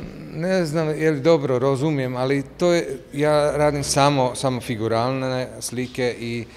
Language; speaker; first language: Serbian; non-native, learner; Slovak